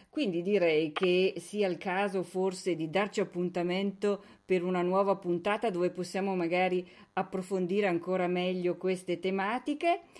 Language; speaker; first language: Italian; native; Italian